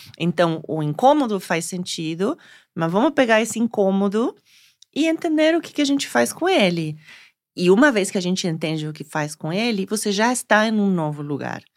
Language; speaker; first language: Portuguese; non-native, fluent; Spanish